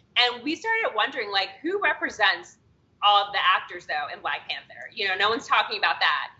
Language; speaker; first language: English; native; English